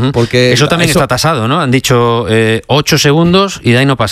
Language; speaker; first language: Spanish; native; Spanish